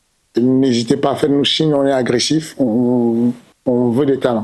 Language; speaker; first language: French; native; French